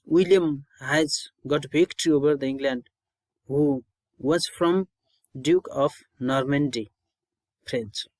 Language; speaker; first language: English; non-native, local second language; Nepali